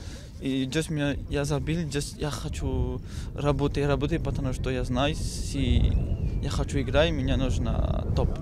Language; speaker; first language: Russian; non-native, learner; French